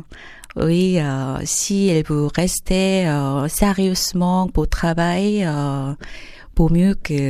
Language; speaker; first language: French; non-native, fluent; Korean